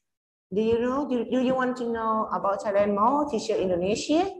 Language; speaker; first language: English; non-native, learner; Thai